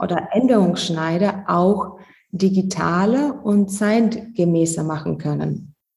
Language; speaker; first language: German; non-native, fluent; Lithuanian